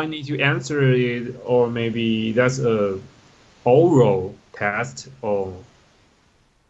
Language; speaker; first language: English; non-native, learner; Chinese